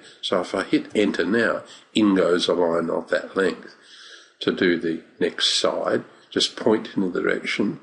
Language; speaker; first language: English; native; English